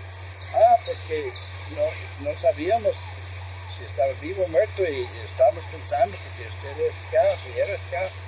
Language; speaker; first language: Spanish; non-native, fluent; English